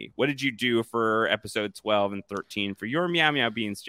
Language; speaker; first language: English; native; English